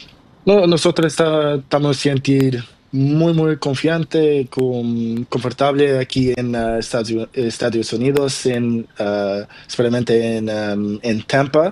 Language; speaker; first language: Spanish; non-native, learner; Portuguese